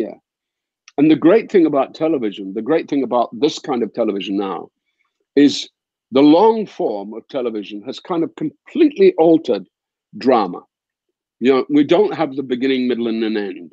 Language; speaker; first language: English; native; English